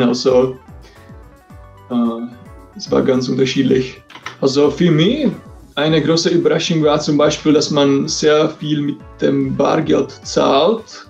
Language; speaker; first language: German; non-native, fluent; Czech